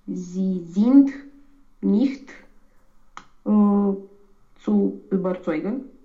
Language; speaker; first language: German; non-native, learner; Romanian